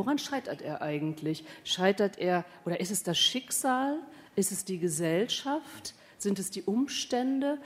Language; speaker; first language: German; native; German